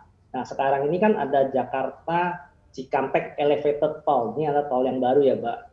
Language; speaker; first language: Indonesian; native; Indonesian